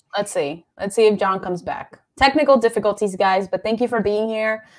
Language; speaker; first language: English; non-native, local second language; Spanish